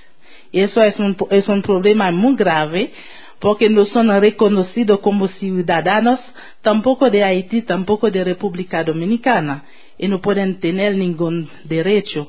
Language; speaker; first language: Spanish; non-native, fluent; Haitian Creole